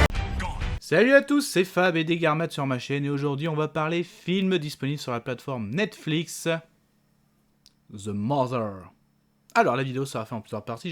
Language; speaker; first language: French; native; French